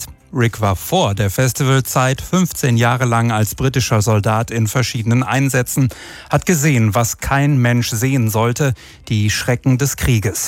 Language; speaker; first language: German; native; German